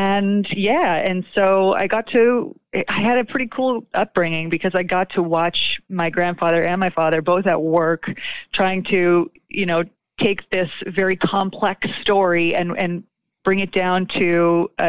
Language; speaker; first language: English; native; English